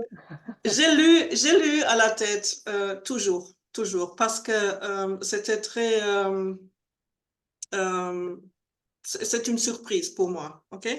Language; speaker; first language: French; non-native, learner; Spanish